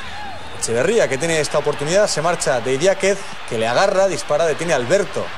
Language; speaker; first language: Spanish; native; Spanish